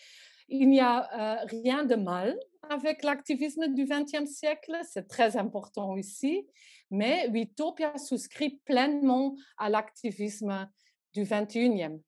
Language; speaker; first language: French; non-native, local second language; Dutch